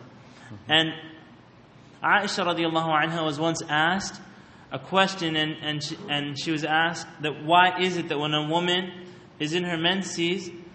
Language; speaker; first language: English; native; English